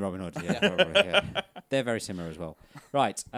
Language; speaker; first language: English; native; English